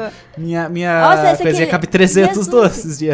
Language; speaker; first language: Portuguese; native; Portuguese